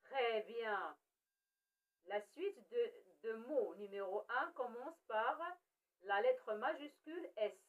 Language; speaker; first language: French; non-native, local second language; Arabic